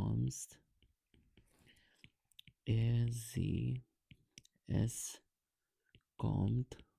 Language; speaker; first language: German; non-native, fluent; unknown